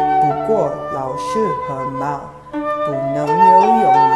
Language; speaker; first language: Chinese; non-native, learner; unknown